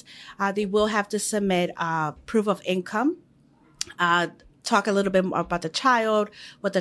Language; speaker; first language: English; native; English